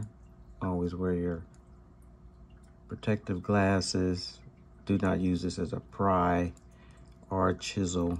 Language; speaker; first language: English; native; English